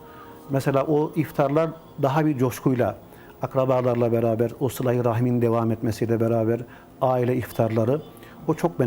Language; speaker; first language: Turkish; native; Turkish